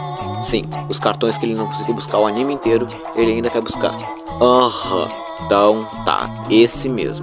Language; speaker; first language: Portuguese; native; Portuguese